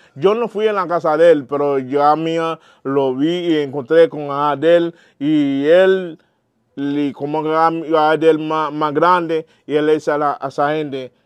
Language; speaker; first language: Spanish; non-native, learner; Haitian Creole